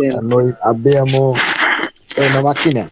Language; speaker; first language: Italian; non-native, learner; Bangla